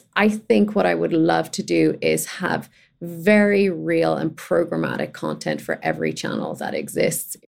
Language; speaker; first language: English; native; English